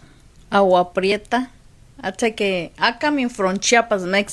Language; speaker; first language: English; non-native, learner; Spanish